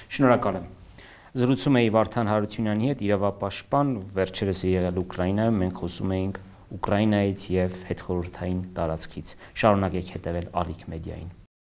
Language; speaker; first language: Armenian; native; Armenian